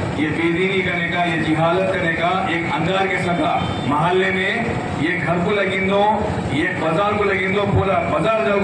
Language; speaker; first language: Urdu; native; Urdu